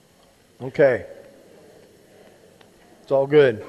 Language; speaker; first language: English; native; English